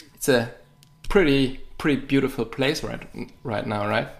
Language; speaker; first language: English; non-native, fluent; German